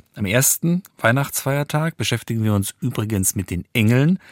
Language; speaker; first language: German; native; German